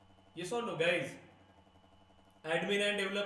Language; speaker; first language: Hindi; native; Hindi